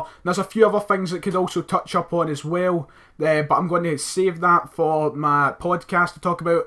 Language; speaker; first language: English; native; English